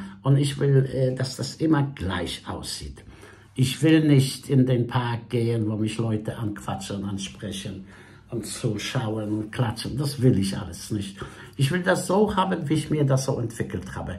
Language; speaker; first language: German; non-native, fluent; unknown